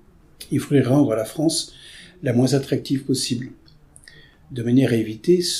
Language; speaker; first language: French; native; French